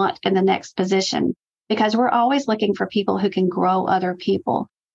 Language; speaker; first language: English; native; English